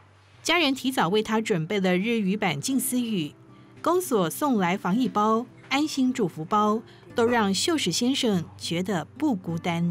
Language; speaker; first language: Chinese; native; Chinese